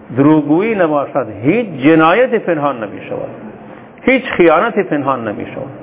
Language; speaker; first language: Persian; non-native, local second language; Turkmen